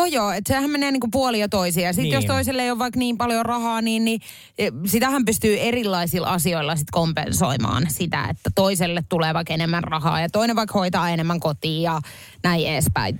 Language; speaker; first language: Finnish; native; Finnish